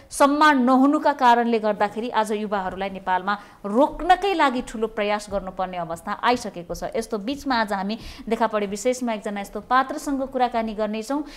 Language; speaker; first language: Nepali; native; Nepali